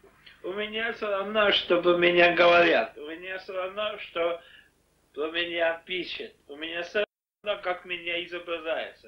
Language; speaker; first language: Russian; non-native, local second language; Estonian